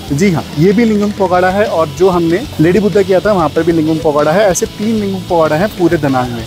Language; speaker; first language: Hindi; native; Hindi